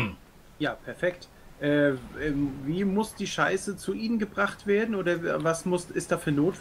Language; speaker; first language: German; native; German